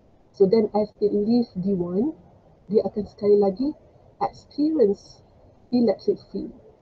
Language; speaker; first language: English; non-native, local second language; Malay